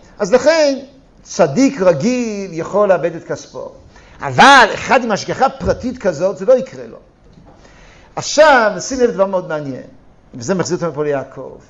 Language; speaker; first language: Hebrew; native; Hebrew